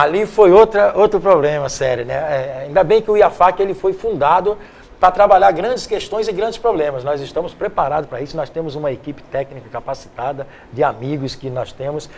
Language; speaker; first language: Portuguese; native; Portuguese